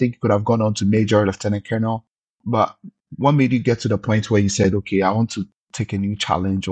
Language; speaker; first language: English; non-native, local second language; Akan